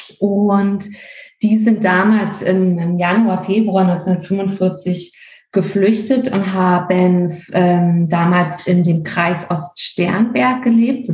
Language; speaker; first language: German; native; German